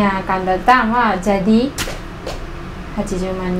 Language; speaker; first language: Indonesian; non-native, learner; Japanese